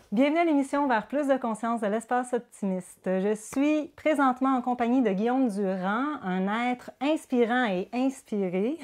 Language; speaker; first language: French; native; French